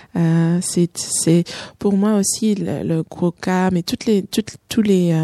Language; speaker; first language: French; native; French